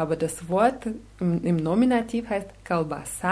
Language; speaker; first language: German; non-native, fluent; Russian